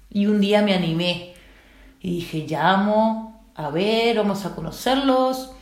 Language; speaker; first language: Spanish; native; Spanish